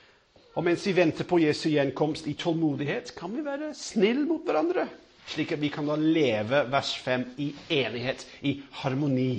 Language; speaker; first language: Norwegian; non-native, fluent; English